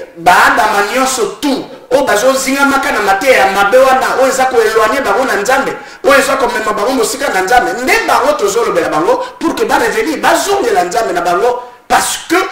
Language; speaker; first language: Lingala; native; Lingala